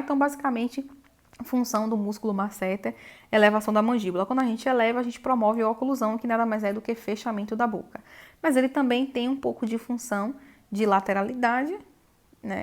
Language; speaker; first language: Portuguese; native; Portuguese